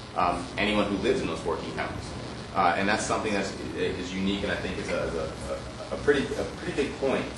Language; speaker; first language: English; native; English